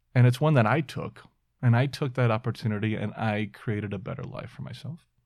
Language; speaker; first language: English; native; English